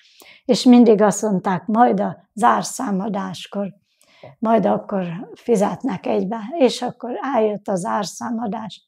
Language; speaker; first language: Hungarian; native; Hungarian